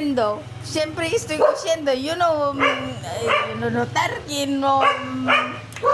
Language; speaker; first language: Spanish; non-native, learner; Filipino